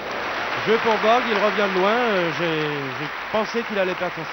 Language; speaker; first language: French; native; French